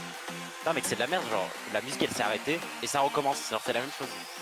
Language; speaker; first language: French; native; French